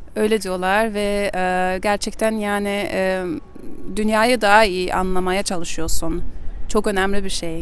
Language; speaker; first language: Turkish; early bilingual, heritage; German